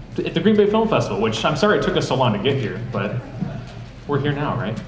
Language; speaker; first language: English; native; English